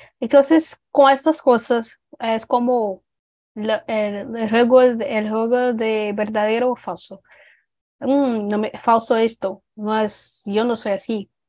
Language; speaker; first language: Spanish; non-native, fluent; Portuguese